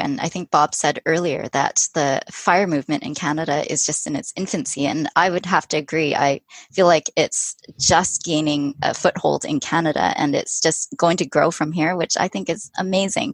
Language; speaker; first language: English; native; English